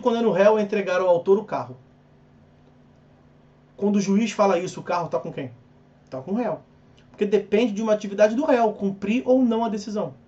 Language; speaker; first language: Portuguese; native; Portuguese